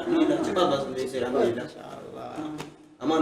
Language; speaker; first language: Indonesian; non-native, learner; Arabic